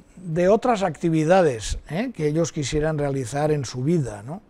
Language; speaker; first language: Spanish; native; Spanish